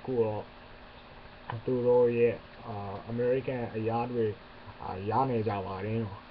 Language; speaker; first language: Burmese; non-native, learner; English